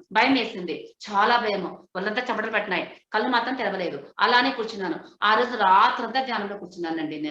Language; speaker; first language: Telugu; non-native, local second language; Hindi